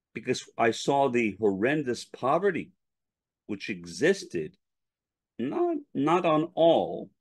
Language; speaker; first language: English; native; English